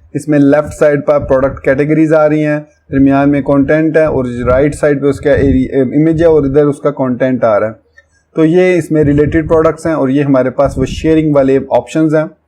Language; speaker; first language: Urdu; non-native, local second language; Punjabi